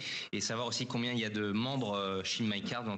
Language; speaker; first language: French; native; French